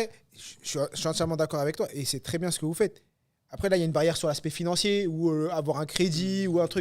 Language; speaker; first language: French; native; French